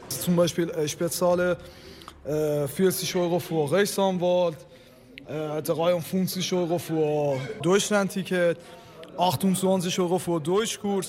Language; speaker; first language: German; non-native, learner; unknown